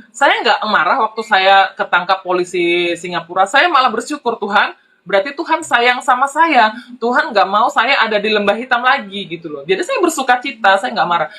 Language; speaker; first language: Indonesian; native; Indonesian